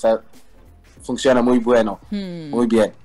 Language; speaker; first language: Spanish; non-native, learner; Hebrew